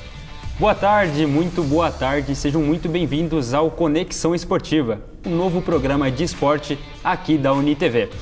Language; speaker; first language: Portuguese; native; Portuguese